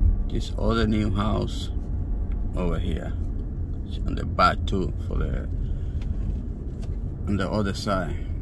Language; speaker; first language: English; non-native, learner; Spanish